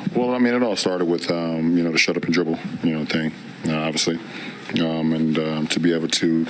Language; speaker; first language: English; native; English